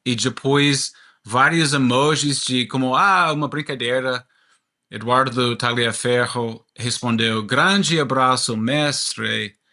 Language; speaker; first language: Portuguese; non-native, learner; English